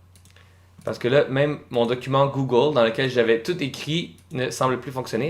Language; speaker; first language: French; native; French